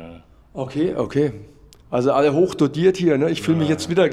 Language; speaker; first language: German; native; German